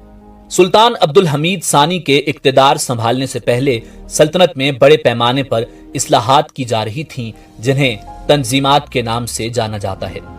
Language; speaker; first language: Urdu; native; Urdu